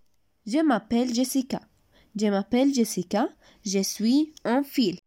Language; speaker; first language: French; non-native, learner; Arabic